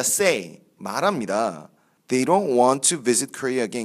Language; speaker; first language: English; non-native, fluent; Korean